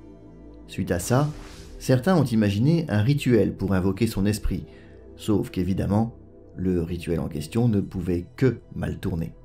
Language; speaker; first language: French; native; French